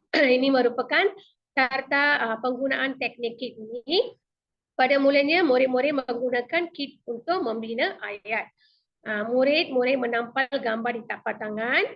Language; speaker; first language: Malay; non-native, local second language; Tamil